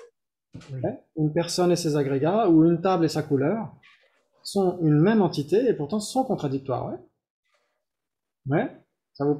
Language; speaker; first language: French; native; French